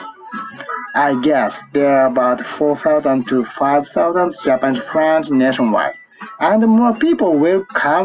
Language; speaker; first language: English; non-native, learner; Japanese